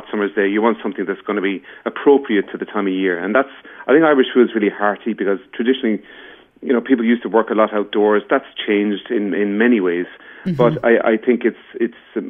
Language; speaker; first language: English; native; English